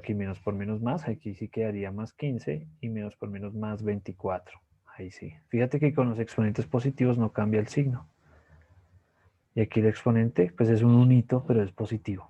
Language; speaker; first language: Spanish; native; Spanish